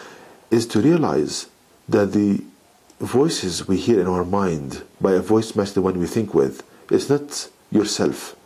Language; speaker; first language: English; non-native, fluent; Arabic